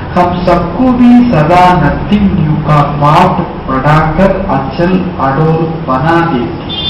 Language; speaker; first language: Hindi; non-native, local second language; Tamil